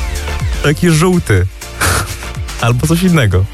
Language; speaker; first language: Polish; native; Polish